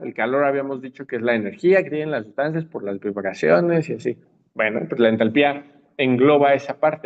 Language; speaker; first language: Spanish; native; Spanish